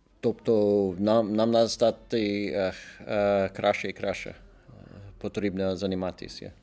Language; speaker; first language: Ukrainian; non-native, local second language; Russian